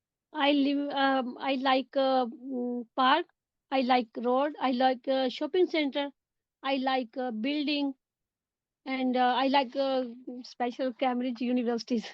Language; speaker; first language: English; non-native, learner; Urdu